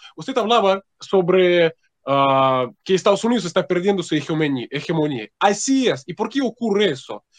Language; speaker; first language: Spanish; non-native, fluent; Russian